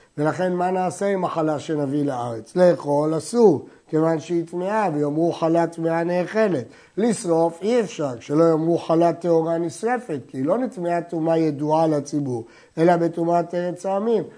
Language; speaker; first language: Hebrew; native; Hebrew